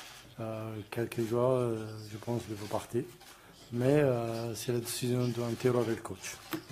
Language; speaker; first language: French; non-native, learner; Arabic